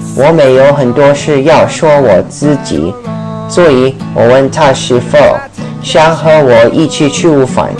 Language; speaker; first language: Chinese; non-native, learner; English